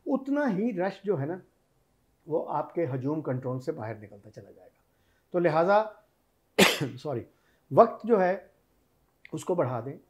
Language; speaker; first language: Urdu; non-native, local second language; Punjabi